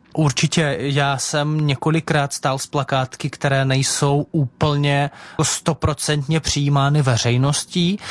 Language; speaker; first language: Czech; non-native, fluent; Russian